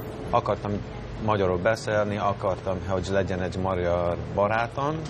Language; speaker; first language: Hungarian; non-native, fluent; English